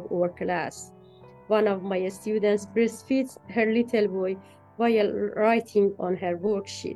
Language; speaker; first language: English; non-native, fluent; Persian